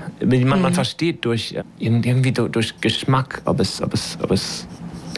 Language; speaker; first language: German; non-native, fluent; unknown